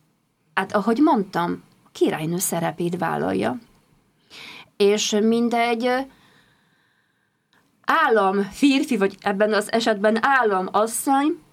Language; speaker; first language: Hungarian; non-native, fluent; Polish